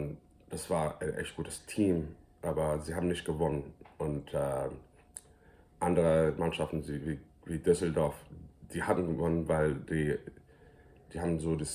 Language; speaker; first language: German; early bilingual, heritage; English